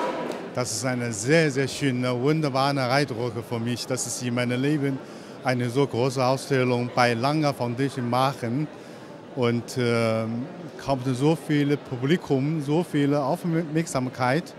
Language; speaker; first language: German; non-native, learner; Chinese